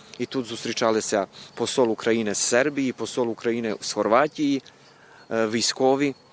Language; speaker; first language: Ukrainian; early bilingual, heritage; Ukrainian